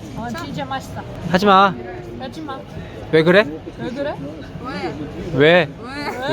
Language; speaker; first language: Korean; non-native, learner; Ukrainian